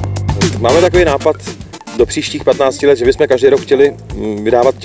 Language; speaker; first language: Czech; native; Czech